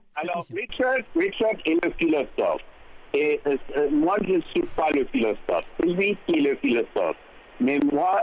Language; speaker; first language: French; non-native, fluent; English